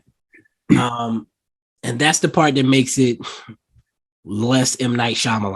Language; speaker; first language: English; native; English